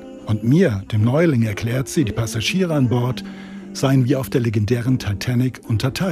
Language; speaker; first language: German; native; German